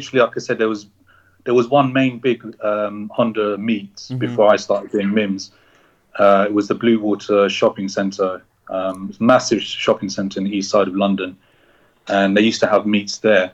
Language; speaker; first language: English; native; English